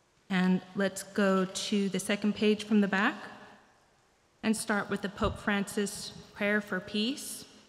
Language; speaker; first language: English; native; English